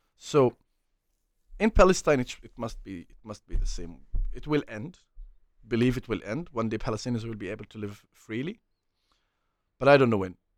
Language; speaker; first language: English; non-native, fluent; Arabic